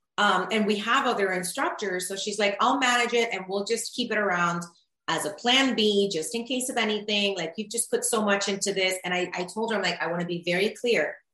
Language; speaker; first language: English; early bilingual, other home language; Spanish